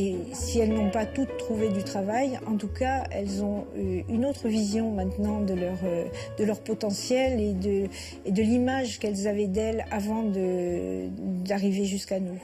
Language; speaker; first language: French; native; French